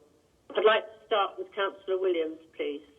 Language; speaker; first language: English; native; English